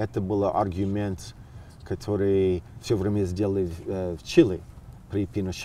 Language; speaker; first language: Russian; non-native, fluent; English